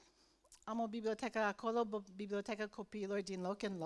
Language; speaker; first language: Romanian; non-native, learner; English